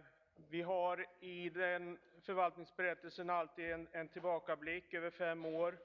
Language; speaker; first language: Swedish; native; Swedish